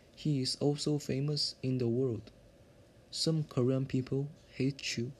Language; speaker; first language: English; non-native, learner; Korean